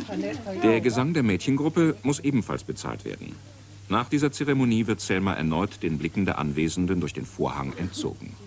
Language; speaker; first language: German; native; German